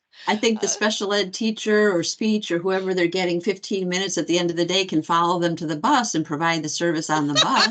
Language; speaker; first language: English; native; English